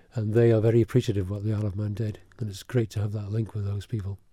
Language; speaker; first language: English; early bilingual, other home language; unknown